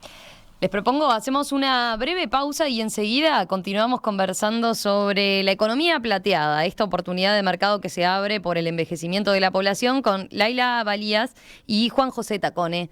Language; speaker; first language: Spanish; native; Spanish